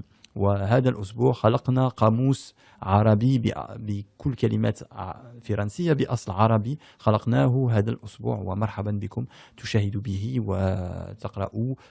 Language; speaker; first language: Arabic; early bilingual, heritage; French